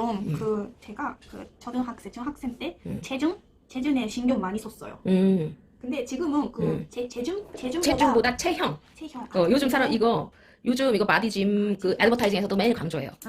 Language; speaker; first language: Korean; non-native, learner; Japanese